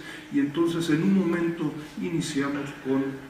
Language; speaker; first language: Spanish; native; Spanish